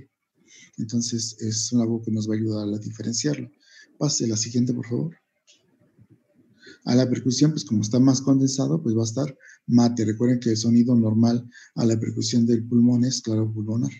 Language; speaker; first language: Spanish; native; Spanish